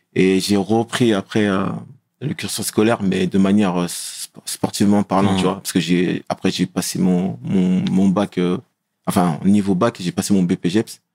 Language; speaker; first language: French; native; French